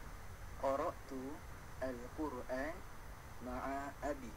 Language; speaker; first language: Arabic; non-native, learner; Malay